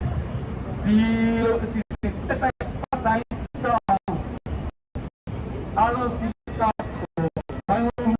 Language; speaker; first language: Burmese; non-native, local second language; Kachin